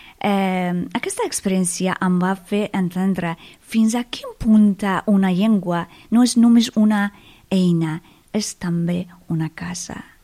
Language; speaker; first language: Catalan; non-native, fluent; Persian